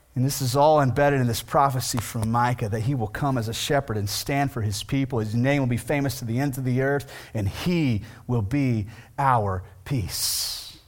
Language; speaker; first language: English; native; English